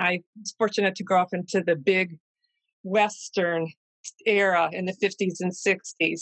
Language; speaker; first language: English; native; English